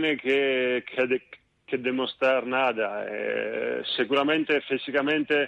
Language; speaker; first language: Spanish; non-native, fluent; Italian